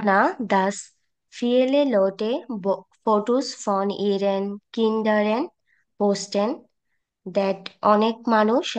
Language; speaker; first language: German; non-native, learner; Bangla